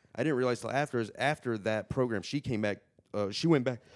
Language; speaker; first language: English; native; English